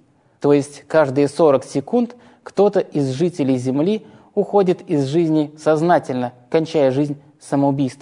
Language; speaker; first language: Russian; native; Russian